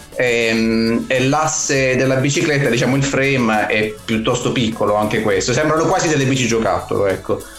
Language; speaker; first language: Italian; native; Italian